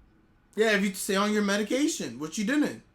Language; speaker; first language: English; native; English